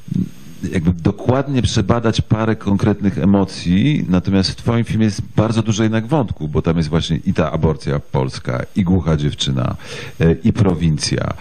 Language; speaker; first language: Polish; native; Polish